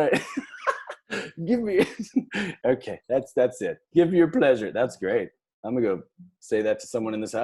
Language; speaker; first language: English; native; English